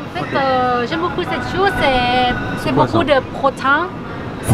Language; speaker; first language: French; non-native, learner; Thai